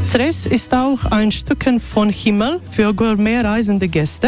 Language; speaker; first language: German; non-native, fluent; Croatian